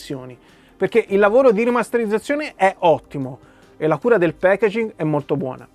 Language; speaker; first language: Italian; native; Italian